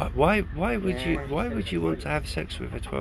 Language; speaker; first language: English; native; English